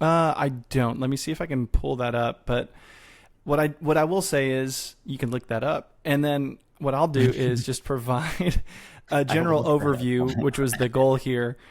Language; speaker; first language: English; native; English